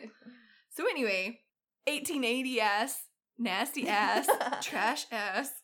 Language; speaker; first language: English; native; English